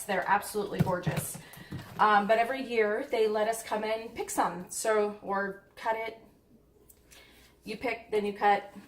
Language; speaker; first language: English; native; English